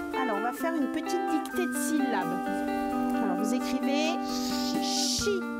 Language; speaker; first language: French; native; French